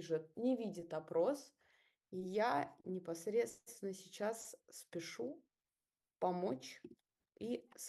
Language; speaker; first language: Russian; native; Russian